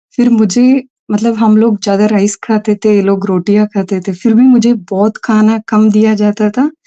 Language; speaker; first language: Hindi; non-native, local second language; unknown